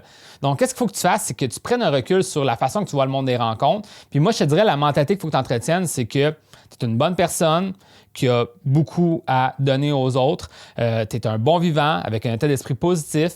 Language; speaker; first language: French; native; French